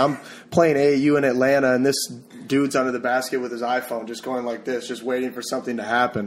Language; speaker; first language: English; native; English